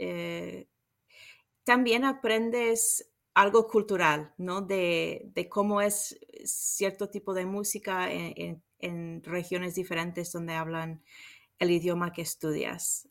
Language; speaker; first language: Spanish; non-native, fluent; English